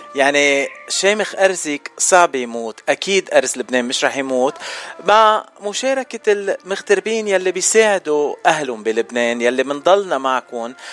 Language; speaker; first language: Arabic; non-native, local second language; Armenian